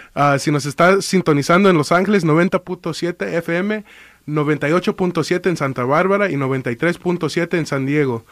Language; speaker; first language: English; native; English